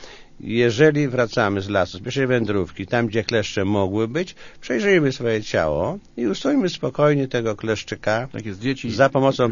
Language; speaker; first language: Polish; native; Polish